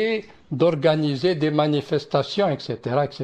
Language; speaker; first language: French; non-native, local second language; Arabic